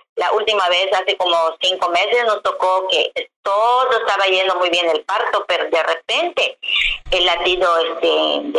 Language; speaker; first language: Spanish; non-native, local second language; Yucateco